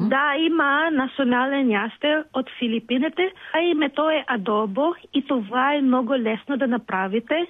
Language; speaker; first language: Bulgarian; non-native, learner; Filipino